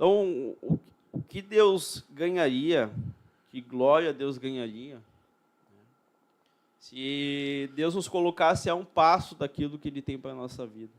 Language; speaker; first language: Portuguese; native; Portuguese